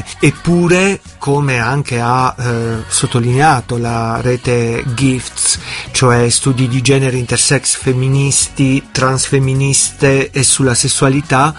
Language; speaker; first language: Italian; native; Italian